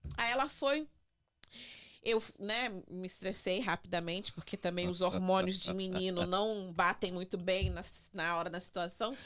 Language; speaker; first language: Portuguese; native; Portuguese